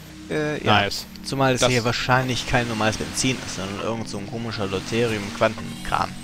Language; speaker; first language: German; native; German